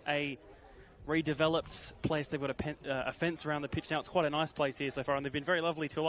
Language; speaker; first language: English; native; English